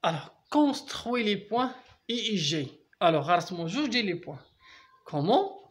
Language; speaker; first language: French; non-native, local second language; Arabic